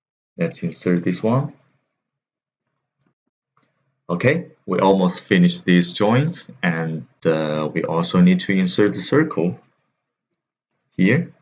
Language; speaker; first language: English; non-native, fluent; Chinese